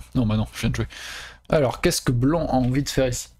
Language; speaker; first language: French; native; French